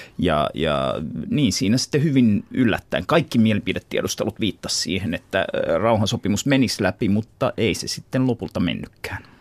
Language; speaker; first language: Finnish; native; Finnish